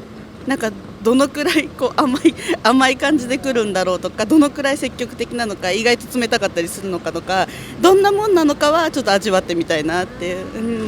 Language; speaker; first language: Japanese; native; Japanese